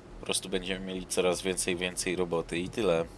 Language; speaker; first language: Polish; native; Polish